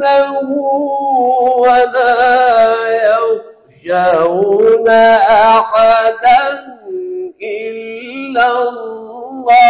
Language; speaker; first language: Arabic; native; Arabic